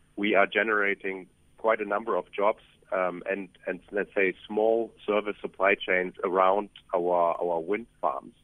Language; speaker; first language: English; non-native, fluent; German